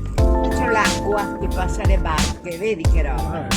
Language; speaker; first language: Italian; native; Italian